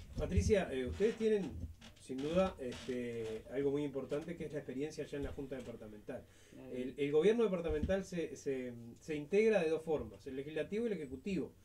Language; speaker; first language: Spanish; native; Spanish